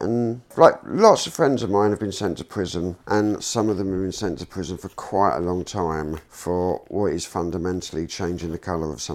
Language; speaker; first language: English; native; English